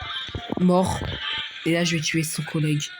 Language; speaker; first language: French; native; French